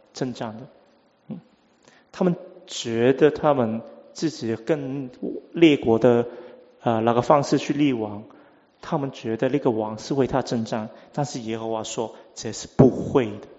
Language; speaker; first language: Chinese; non-native, local second language; Cantonese